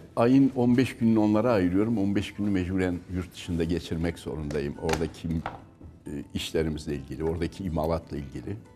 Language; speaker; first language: Turkish; native; Turkish